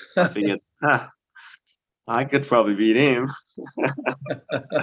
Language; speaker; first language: English; early bilingual, other home language; Korean